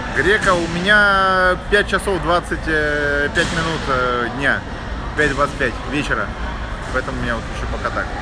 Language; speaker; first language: Russian; native; Russian